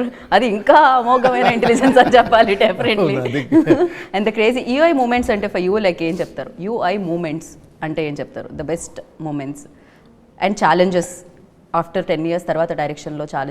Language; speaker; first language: Telugu; native; Telugu